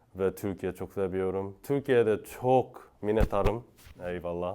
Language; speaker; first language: Turkish; non-native, learner; Korean